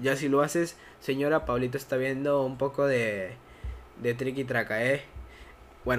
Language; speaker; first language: Spanish; native; Spanish